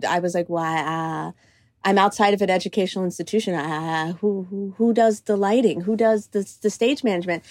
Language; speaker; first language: English; early bilingual, other home language; Greek